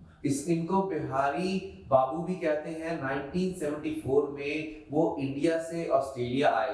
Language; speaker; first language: Hindi; native; Hindi